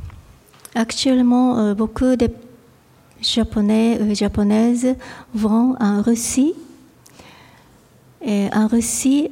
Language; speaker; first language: French; non-native, fluent; Japanese